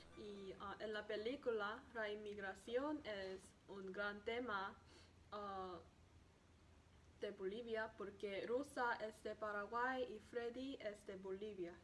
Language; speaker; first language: Spanish; non-native, learner; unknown